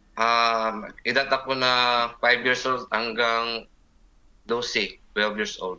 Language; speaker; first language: Filipino; non-native, local second language; Cebuano